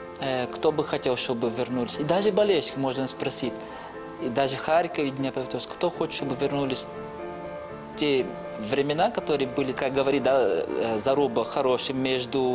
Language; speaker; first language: Russian; non-native, fluent; Portuguese